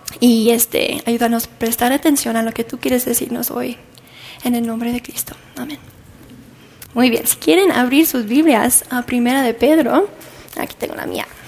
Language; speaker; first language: Spanish; non-native, fluent; English